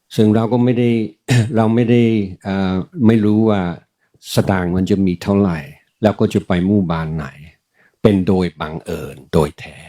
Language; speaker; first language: Thai; non-native, fluent; English